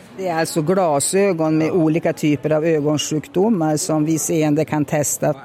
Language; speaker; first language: Swedish; native; Swedish